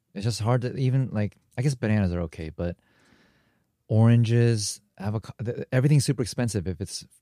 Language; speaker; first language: English; early bilingual, other home language; Korean